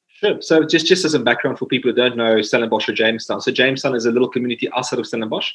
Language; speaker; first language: English; non-native, local second language; Afrikaans